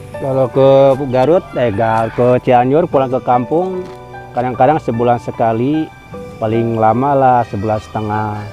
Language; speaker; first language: Indonesian; non-native, local second language; Sundanese